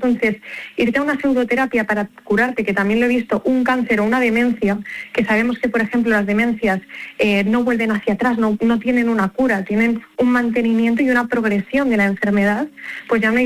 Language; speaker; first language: Spanish; native; Spanish